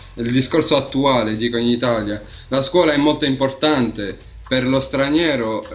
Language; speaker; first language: Italian; early bilingual, other home language; Arabic